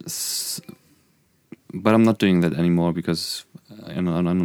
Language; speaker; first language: English; non-native, fluent; German